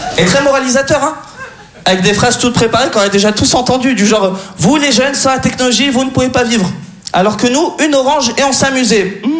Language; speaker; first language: French; native; French